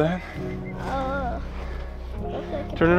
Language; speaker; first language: English; native; English